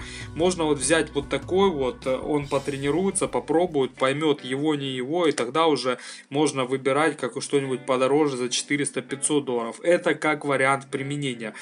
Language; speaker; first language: Russian; native; Russian